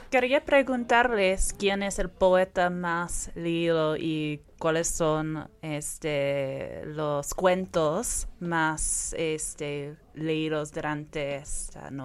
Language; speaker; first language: Spanish; non-native, fluent; English